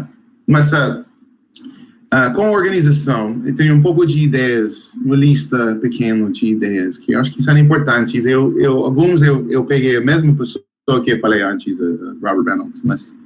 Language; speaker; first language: Portuguese; non-native, fluent; English